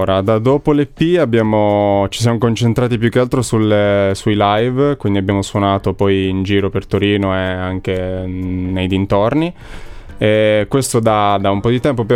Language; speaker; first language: Italian; native; Italian